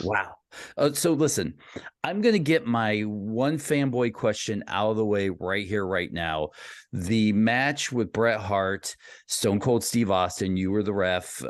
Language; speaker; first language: English; native; English